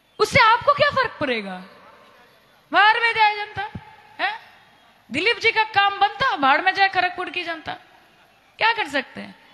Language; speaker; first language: Hindi; non-native, local second language; Bangla